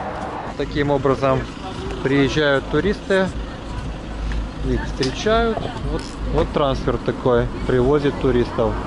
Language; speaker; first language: Russian; native; Russian